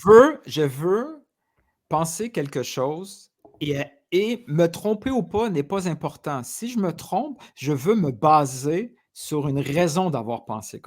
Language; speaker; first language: French; native; French